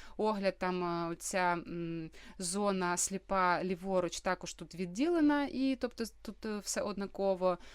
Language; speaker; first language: Ukrainian; native; Ukrainian